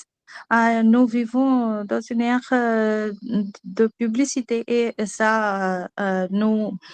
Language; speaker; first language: French; non-native, learner; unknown